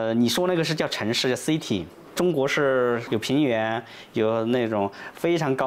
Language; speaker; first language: Chinese; native; Chinese